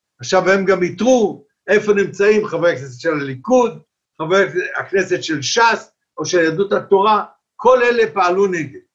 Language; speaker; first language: Hebrew; early bilingual, other home language; Arabic